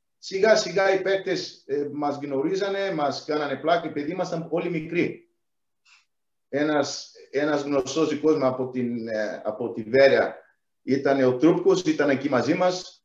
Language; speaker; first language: Greek; non-native, fluent; Portuguese